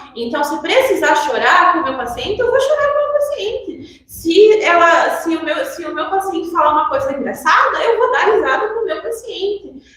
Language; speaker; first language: Portuguese; native; Portuguese